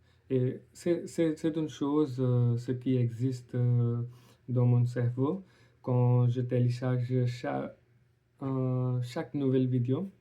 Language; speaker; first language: French; non-native, learner; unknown